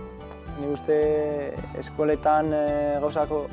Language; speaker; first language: Basque; non-native, local second language; Spanish